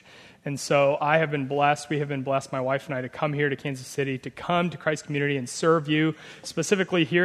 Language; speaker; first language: English; native; English